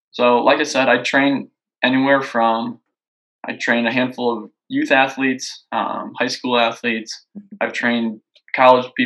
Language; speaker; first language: English; native; English